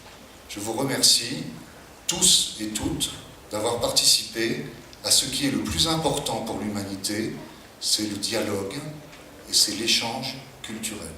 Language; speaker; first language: French; native; French